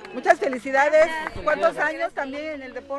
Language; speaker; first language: Spanish; native; Spanish